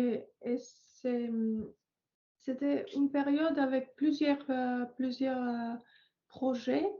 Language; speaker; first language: French; non-native, fluent; Greek